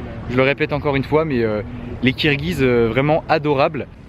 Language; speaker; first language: French; native; French